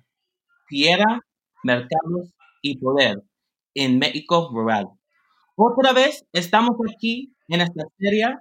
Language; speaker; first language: Spanish; non-native, fluent; English